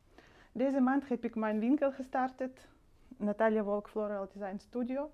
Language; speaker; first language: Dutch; non-native, learner; Russian